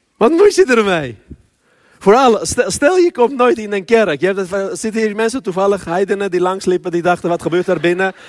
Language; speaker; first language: Dutch; early bilingual, other home language; Armenian